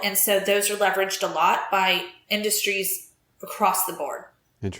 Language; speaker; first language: English; native; English